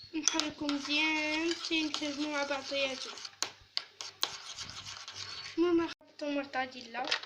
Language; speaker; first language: Arabic; native; Arabic